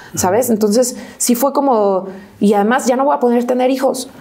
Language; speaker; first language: Spanish; native; Spanish